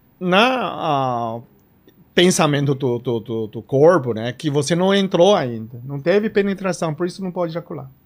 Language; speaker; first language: Portuguese; non-native, fluent; Chinese